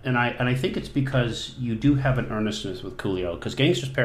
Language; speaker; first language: English; native; English